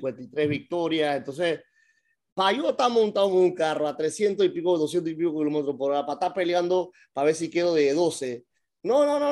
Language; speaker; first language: Spanish; native; Spanish